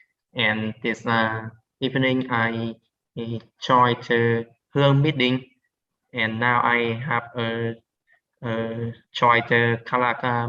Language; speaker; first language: English; non-native, learner; Vietnamese